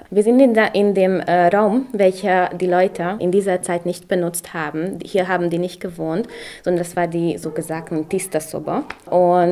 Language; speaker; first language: German; non-native, local second language; Hungarian